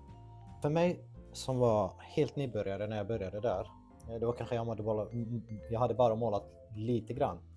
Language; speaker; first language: Swedish; non-native, fluent; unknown